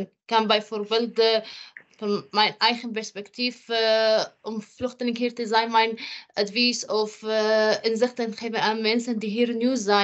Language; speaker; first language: Dutch; non-native, fluent; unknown